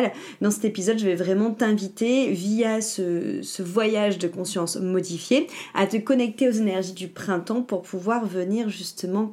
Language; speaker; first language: French; native; French